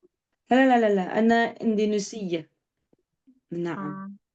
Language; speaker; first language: Arabic; non-native, fluent; Indonesian